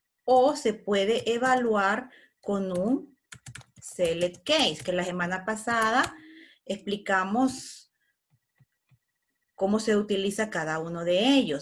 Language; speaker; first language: Spanish; native; Spanish